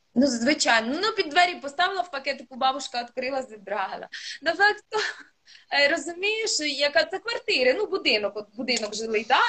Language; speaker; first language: Ukrainian; non-native, local second language; Russian